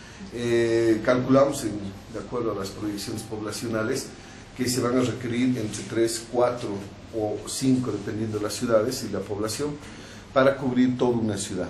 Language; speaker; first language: Spanish; native; Spanish